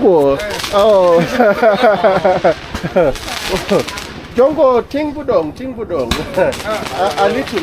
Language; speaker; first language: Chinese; non-native, learner; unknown